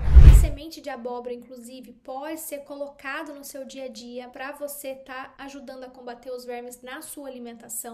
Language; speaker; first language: Portuguese; native; Portuguese